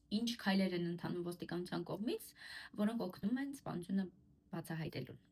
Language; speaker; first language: Armenian; early bilingual, heritage; Armenian